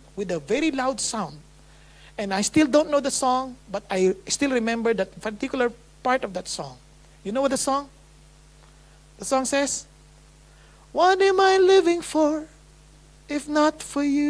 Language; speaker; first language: English; non-native, local second language; Filipino